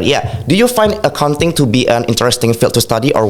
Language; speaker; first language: English; non-native, fluent; Indonesian